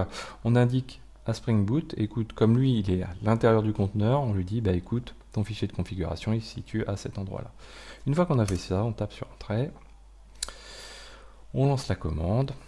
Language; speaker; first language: French; native; French